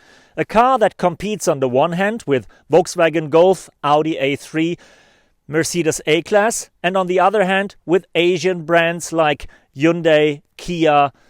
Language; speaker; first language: English; non-native, fluent; German